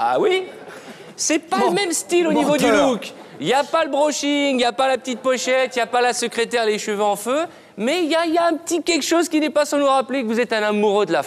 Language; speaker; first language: French; native; French